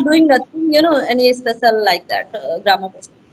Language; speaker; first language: English; non-native, learner; Hindi